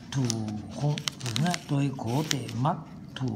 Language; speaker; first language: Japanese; non-native, fluent; Vietnamese